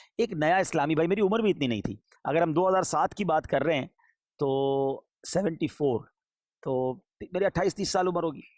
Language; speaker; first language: Urdu; native; Urdu